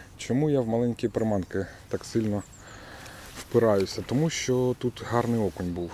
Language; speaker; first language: Ukrainian; non-native, local second language; Russian